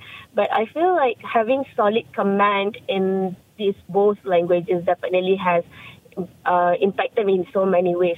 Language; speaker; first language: English; non-native, local second language; Malay